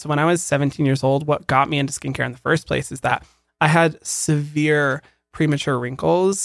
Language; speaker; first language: English; native; English